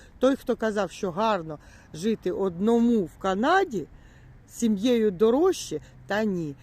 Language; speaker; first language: Ukrainian; native; Ukrainian